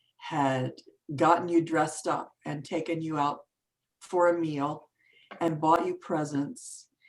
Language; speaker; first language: English; native; English